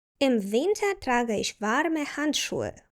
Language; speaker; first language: German; non-native, fluent; Ukrainian